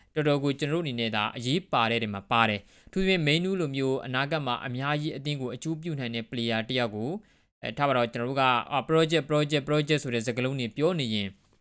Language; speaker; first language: Burmese; native; Burmese